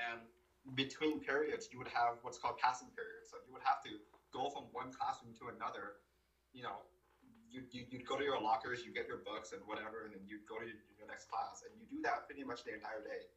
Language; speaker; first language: English; early bilingual, other home language; Vietnamese